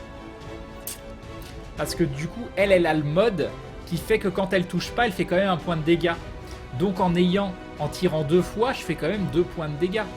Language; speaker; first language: French; native; French